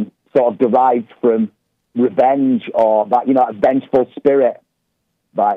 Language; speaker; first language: English; native; English